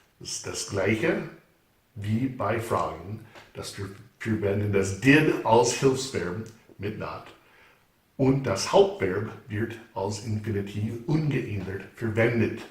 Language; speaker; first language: German; non-native, fluent; English